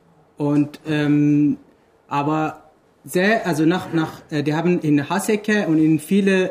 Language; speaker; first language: German; non-native, fluent; Kurdish